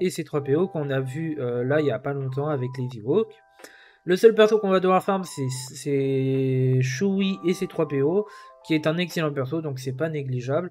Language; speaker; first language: French; native; French